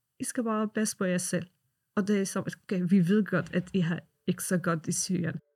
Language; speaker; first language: Danish; non-native, fluent; Arabic